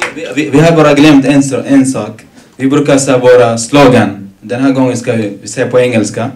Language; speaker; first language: Swedish; non-native, fluent; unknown